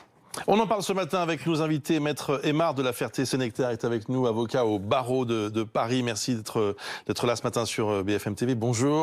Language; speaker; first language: French; native; French